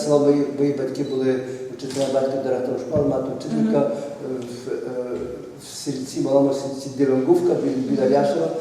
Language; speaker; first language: Ukrainian; early bilingual, heritage; Ukrainian